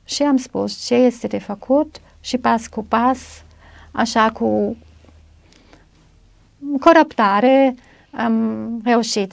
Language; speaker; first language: Romanian; non-native, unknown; German